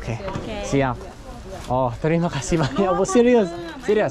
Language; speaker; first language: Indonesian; non-native, learner; English